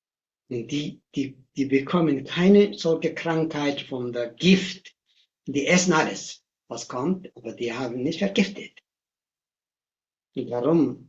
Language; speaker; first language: German; non-native, learner; Tibetan